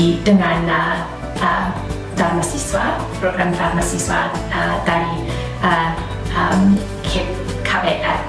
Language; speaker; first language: Indonesian; non-native, learner; English